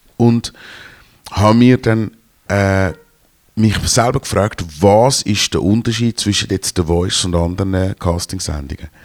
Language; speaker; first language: German; native; German